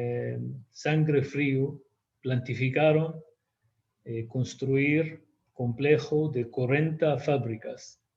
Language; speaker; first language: Spanish; non-native, fluent; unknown